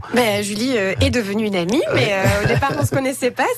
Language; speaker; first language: French; native; French